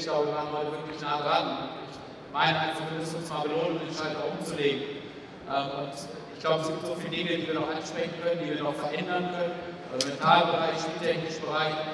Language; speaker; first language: German; native; German